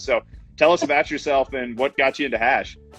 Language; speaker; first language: English; native; English